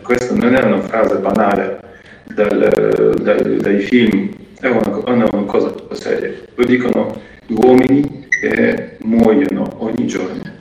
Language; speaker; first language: Italian; non-native, fluent; Ukrainian